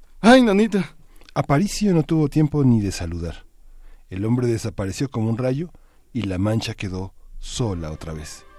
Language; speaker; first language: Spanish; native; Spanish